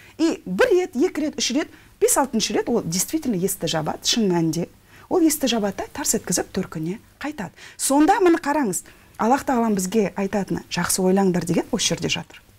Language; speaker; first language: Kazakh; non-native, local second language; Russian